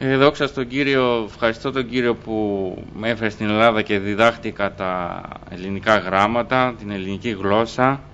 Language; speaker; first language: Greek; early bilingual, other home language; Albanian